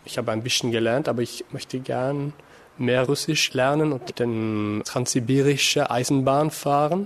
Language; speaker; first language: German; non-native, fluent; Norwegian